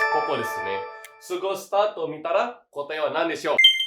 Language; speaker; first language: Japanese; non-native, fluent; Indonesian